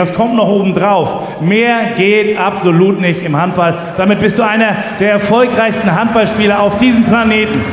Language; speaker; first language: German; native; German